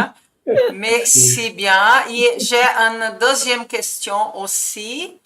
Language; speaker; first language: French; non-native, fluent; Portuguese